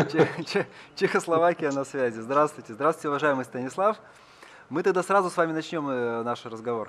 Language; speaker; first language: Russian; native; Russian